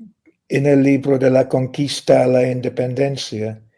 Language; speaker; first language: Spanish; non-native, fluent; English